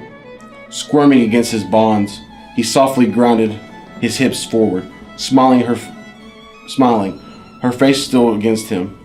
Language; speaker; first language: English; native; English